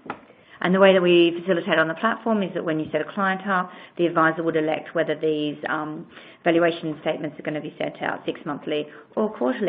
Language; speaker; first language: English; native; English